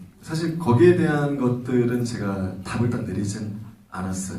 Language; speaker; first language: Korean; native; Korean